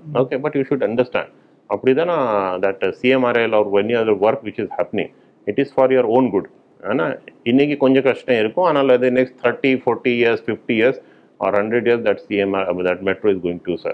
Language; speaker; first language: Tamil; non-native, fluent; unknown